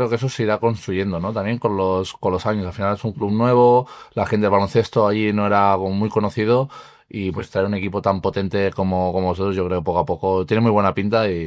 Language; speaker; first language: Spanish; native; Spanish